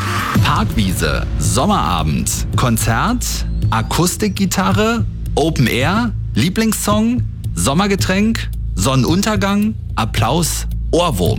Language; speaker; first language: German; native; German